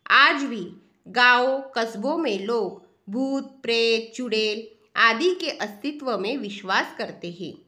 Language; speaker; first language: Hindi; non-native, local second language; Marathi